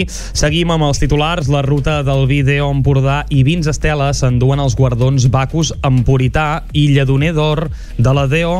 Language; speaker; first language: Catalan; native; Catalan